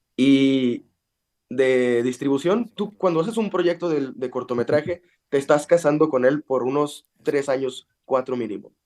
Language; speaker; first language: Spanish; early bilingual, heritage; Spanish